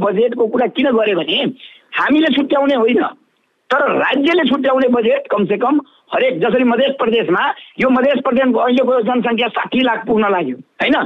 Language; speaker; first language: Nepali; non-native, local second language; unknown